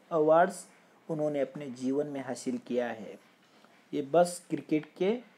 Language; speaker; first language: Hindi; non-native, local second language; Marathi